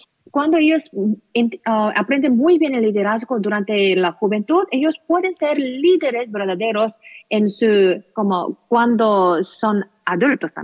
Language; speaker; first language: Spanish; non-native, learner; Korean